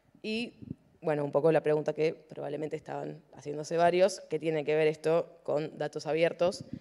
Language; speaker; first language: Spanish; native; Spanish